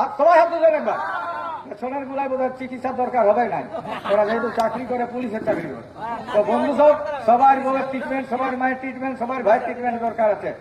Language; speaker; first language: Bangla; native; Bangla